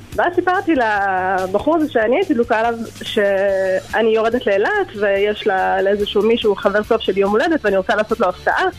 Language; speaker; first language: Hebrew; native; Hebrew